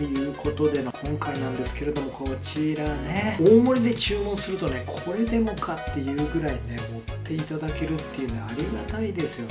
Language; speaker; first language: Japanese; native; Japanese